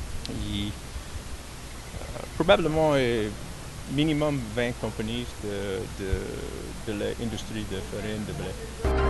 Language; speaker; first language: French; non-native, learner; English